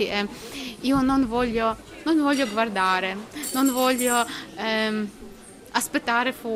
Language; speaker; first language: Italian; non-native, learner; Ukrainian